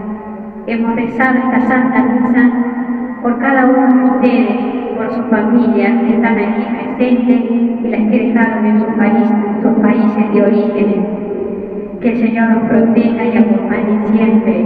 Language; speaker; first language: Spanish; native; Spanish